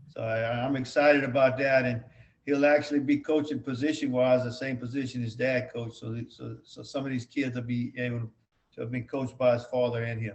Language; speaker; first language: English; native; English